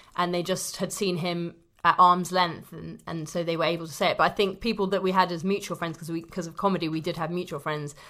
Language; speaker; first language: English; native; English